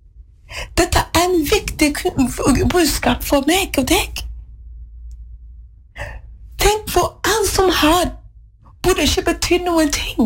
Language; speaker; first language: Norwegian; non-native, fluent; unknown